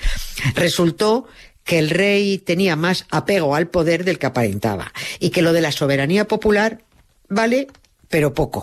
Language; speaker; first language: Spanish; native; Spanish